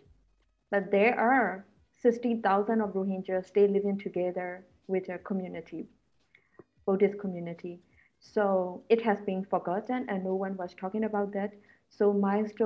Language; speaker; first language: English; non-native, fluent; Burmese